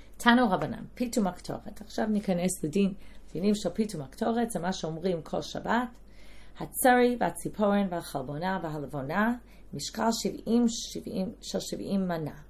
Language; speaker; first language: Hebrew; non-native, fluent; English